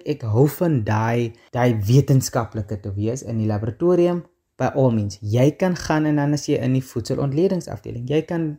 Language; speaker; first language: Afrikaans; native; Afrikaans